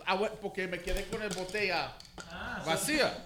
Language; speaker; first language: Spanish; early bilingual, heritage; English